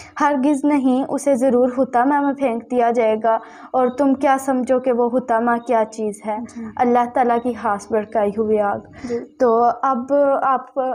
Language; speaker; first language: Urdu; native; Urdu